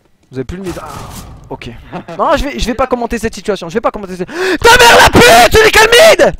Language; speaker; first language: French; native; French